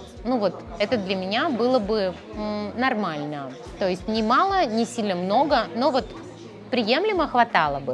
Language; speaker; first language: Russian; native; Russian